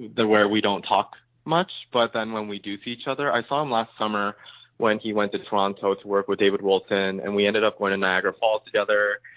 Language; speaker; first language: English; early bilingual, other home language; Japanese